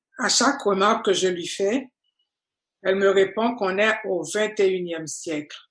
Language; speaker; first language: French; non-native, local second language; Haitian Creole